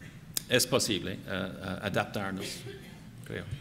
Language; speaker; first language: Spanish; non-native, fluent; English